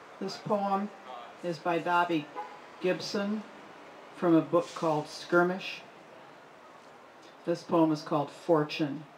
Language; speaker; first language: English; native; English